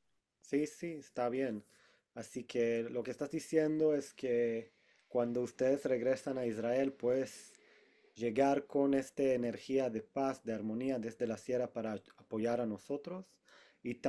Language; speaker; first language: Spanish; non-native, fluent; Hebrew